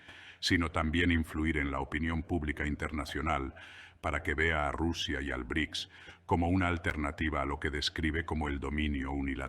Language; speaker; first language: Spanish; native; Spanish